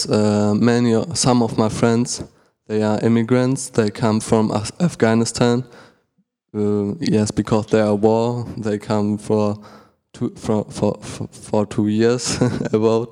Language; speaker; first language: English; non-native, learner; German